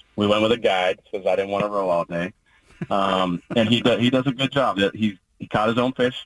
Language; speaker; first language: English; native; English